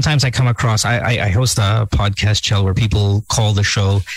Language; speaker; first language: English; non-native, local second language; Filipino